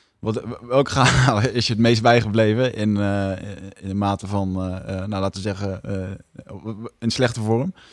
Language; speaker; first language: Dutch; native; Dutch